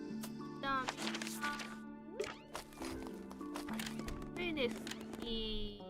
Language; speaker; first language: Japanese; non-native, learner; Chinese